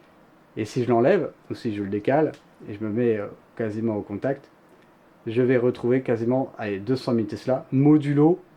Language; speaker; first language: French; native; French